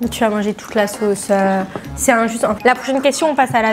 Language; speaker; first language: French; native; French